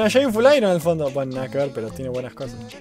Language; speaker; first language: Spanish; native; Spanish